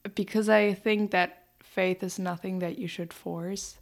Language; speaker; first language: English; non-native, fluent; German